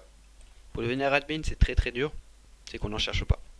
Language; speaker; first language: French; native; French